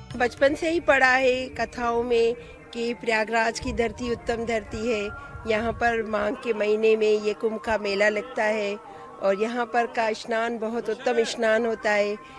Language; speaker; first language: Urdu; non-native, local second language; Sindhi